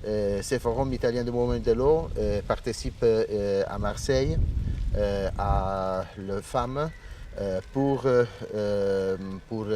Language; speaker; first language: French; non-native, learner; Italian